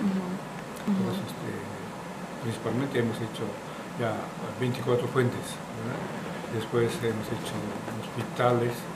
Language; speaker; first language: Spanish; non-native, learner; Japanese